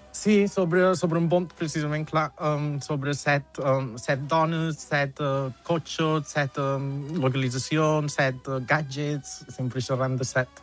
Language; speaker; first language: Catalan; native; Catalan